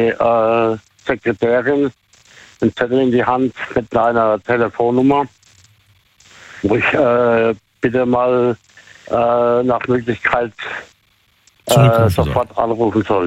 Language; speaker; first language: German; native; German